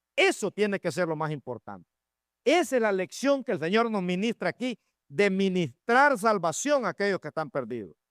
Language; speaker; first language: Spanish; native; Spanish